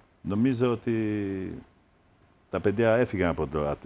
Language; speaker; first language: Greek; non-native, fluent; Polish